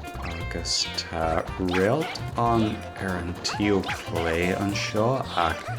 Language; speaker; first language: Irish; non-native, local second language; English